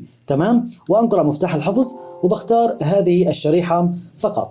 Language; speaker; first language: Arabic; native; Arabic